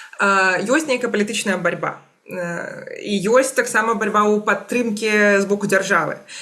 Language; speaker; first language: Belarusian; non-native, local second language; Russian